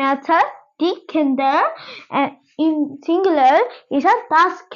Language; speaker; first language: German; non-native, learner; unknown